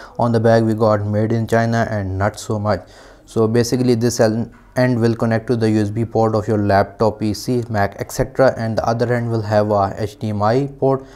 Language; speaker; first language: English; non-native, local second language; Urdu